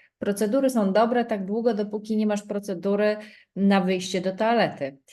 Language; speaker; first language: Polish; native; Polish